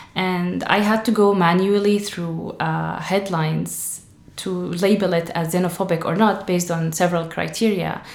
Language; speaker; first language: English; non-native, fluent; Arabic